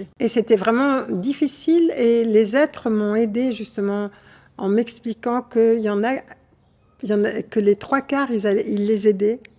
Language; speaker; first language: French; native; French